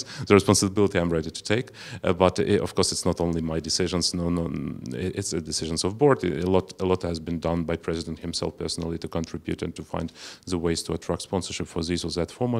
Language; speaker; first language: English; non-native, fluent; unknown